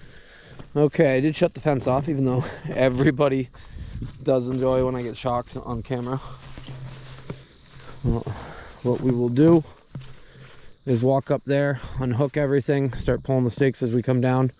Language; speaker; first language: English; native; English